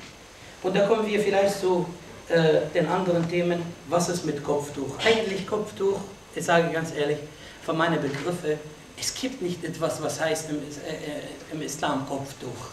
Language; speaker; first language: German; non-native, fluent; Arabic